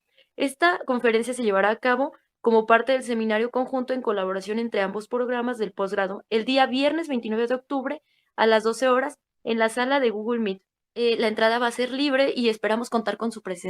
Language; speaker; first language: Spanish; native; Spanish